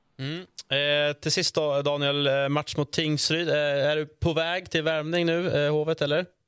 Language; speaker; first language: Swedish; native; Swedish